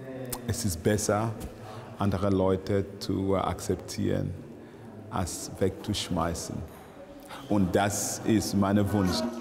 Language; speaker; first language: German; non-native, fluent; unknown